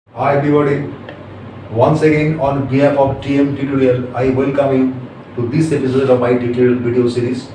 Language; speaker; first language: English; non-native, local second language; Bangla